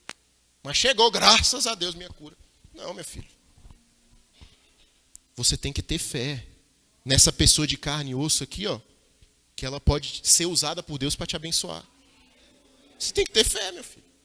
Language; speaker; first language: Portuguese; native; Portuguese